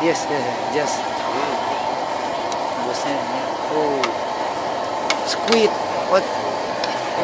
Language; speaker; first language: English; non-native, learner; Indonesian